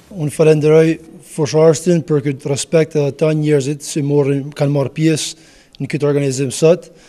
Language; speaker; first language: Albanian; early bilingual, other home language; English